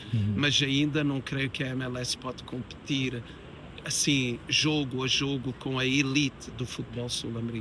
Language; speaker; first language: Portuguese; early bilingual, heritage; English